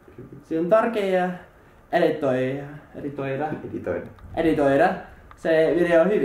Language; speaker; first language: Finnish; non-native, learner; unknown